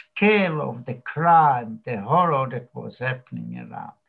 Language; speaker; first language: English; non-native, fluent; Slovak